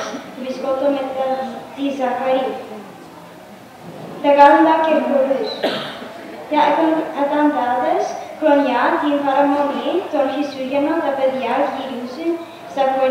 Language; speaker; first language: Greek; early bilingual, heritage; Greek